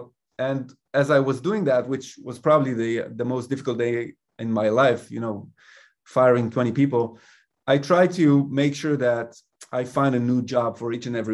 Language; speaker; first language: English; non-native, fluent; Hebrew